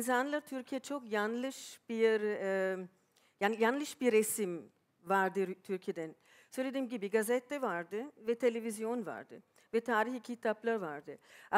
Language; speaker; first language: Turkish; non-native, fluent; German